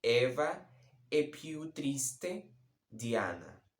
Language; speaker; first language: Italian; non-native, learner; Spanish